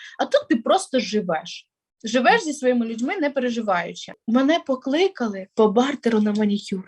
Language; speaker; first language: Ukrainian; non-native, local second language; Russian